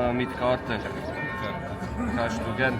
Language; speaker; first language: German; non-native, learner; Bosnian